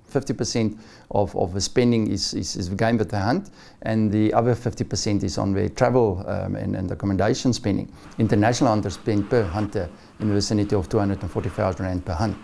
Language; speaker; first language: English; non-native, local second language; Afrikaans